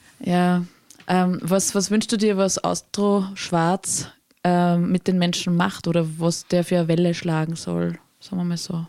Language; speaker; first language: German; native; German